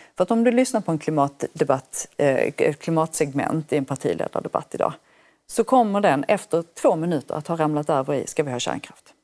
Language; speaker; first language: Swedish; native; Swedish